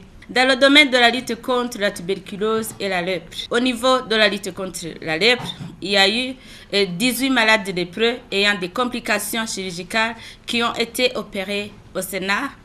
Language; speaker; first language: French; non-native, local second language; Rundi